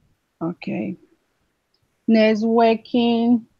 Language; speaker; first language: English; non-native, learner; Spanish